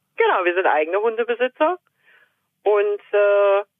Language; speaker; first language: German; native; German